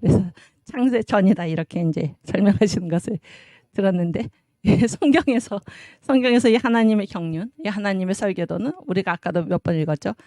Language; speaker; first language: Korean; native; Korean